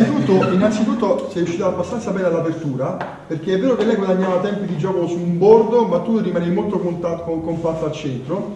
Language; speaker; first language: Italian; native; Italian